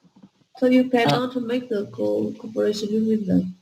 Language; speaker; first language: English; non-native, fluent; Vietnamese